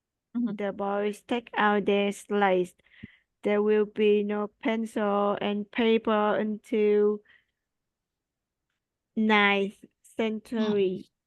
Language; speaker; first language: English; non-native, learner; Vietnamese